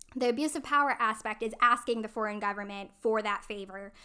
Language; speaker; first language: English; native; English